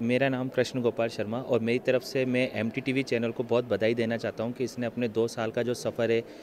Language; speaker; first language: Hindi; native; Hindi